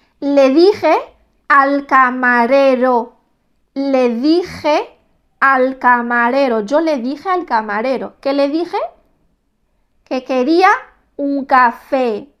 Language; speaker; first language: Spanish; non-native, fluent; Arabic